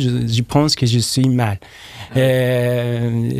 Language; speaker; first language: French; non-native, learner; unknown